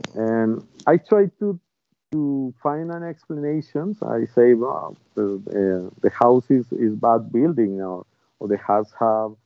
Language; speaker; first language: English; non-native, learner; Spanish